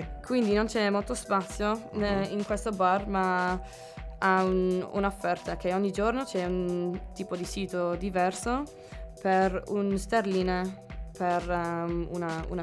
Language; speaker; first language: Italian; non-native, learner; English